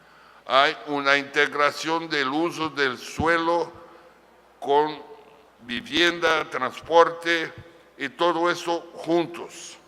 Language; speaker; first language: Spanish; non-native, fluent; Portuguese